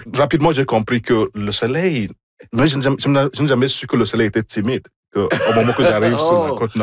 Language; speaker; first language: French; non-native, fluent; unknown